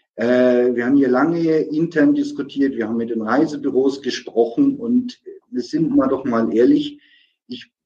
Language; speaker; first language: German; native; German